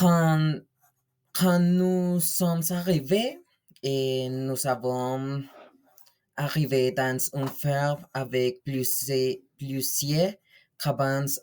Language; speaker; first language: French; non-native, learner; Spanish